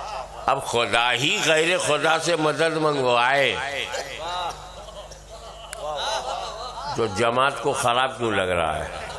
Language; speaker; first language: Urdu; native; Urdu